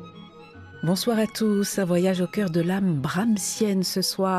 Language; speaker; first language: French; native; French